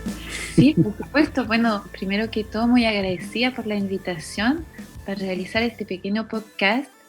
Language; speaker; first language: Spanish; non-native, fluent; French